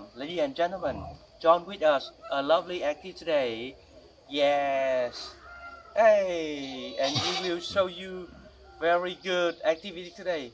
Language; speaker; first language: English; non-native, learner; Vietnamese